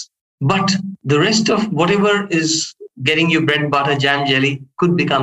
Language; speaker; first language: English; non-native, local second language; Hindi